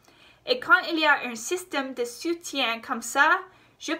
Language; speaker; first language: French; non-native, local second language; English